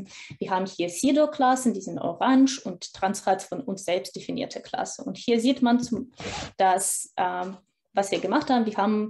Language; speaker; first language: German; non-native, fluent; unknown